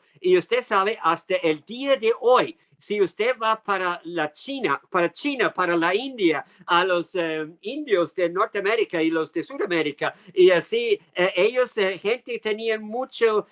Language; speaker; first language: Spanish; non-native, fluent; English